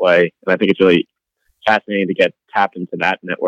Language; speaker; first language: English; native; English